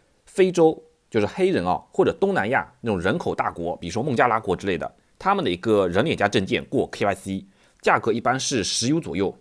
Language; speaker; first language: Chinese; native; Chinese